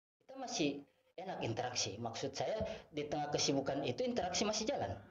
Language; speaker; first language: Indonesian; native; Indonesian